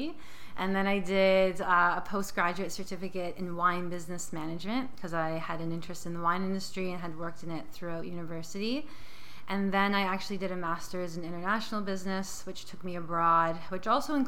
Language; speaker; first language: English; native; English